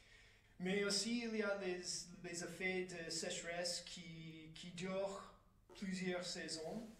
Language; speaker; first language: French; non-native, fluent; English